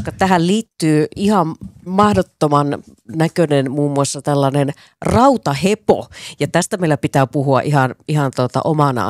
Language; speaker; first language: Finnish; native; Finnish